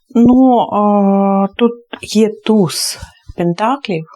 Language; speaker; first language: Ukrainian; non-native, local second language; Russian